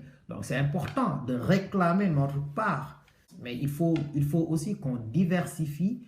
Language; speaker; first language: French; non-native, local second language; Wolof